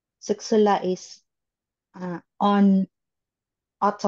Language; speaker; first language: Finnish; non-native, learner; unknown